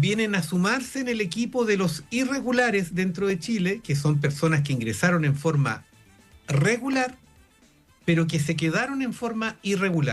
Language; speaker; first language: Spanish; native; Spanish